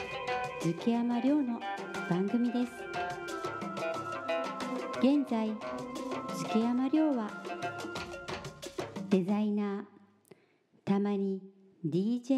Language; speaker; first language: Japanese; native; Japanese